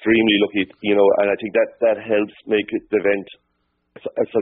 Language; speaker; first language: English; native; English